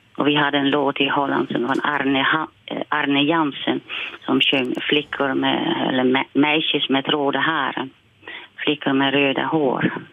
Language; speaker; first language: Swedish; non-native, fluent; Dutch